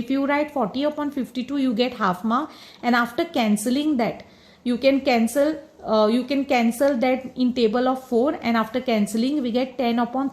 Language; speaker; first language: English; non-native, local second language; Konkani